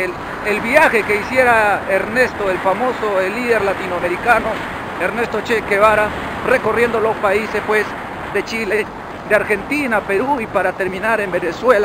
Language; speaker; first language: Spanish; native; Spanish